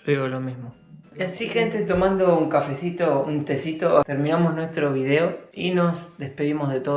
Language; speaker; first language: Spanish; native; Spanish